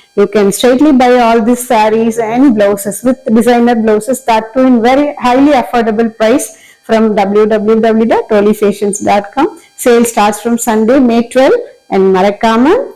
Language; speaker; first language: English; non-native, local second language; Tamil